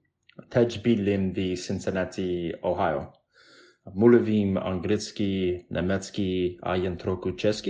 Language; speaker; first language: Czech; non-native, learner; English